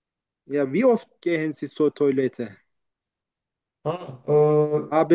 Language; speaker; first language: German; non-native, learner; Turkish